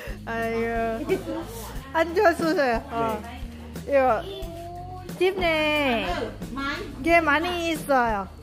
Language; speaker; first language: Korean; non-native, learner; Lao